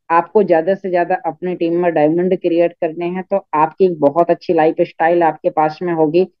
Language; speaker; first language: Hindi; native; Hindi